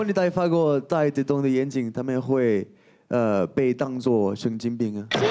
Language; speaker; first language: Chinese; non-native, learner; French